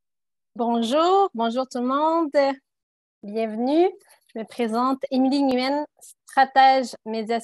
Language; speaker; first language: French; native; French